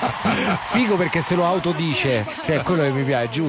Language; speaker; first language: Italian; native; Italian